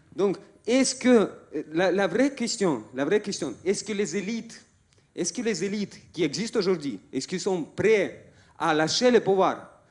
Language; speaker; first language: French; non-native, fluent; Russian